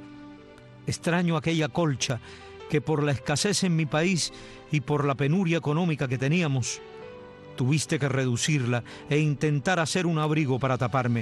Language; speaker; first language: Spanish; native; Spanish